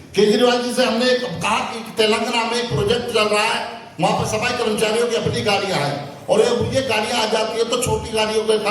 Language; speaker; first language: Hindi; native; Hindi